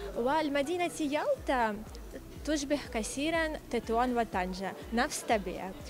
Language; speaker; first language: Arabic; non-native, fluent; Ukrainian